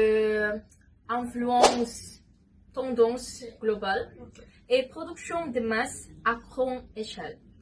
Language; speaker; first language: French; non-native, learner; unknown